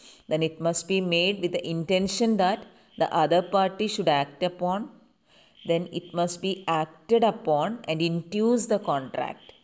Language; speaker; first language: English; non-native, local second language; Malayalam